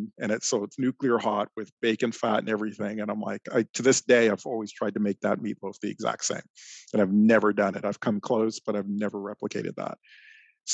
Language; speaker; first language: English; native; English